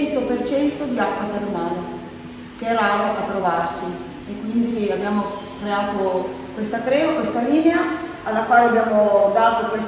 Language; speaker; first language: Italian; native; Italian